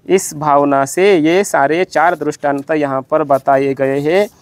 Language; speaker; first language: Hindi; non-native, local second language; Marathi